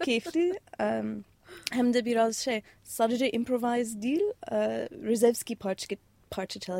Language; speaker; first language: Turkish; non-native, fluent; English